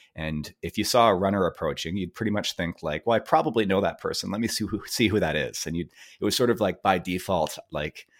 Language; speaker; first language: English; native; English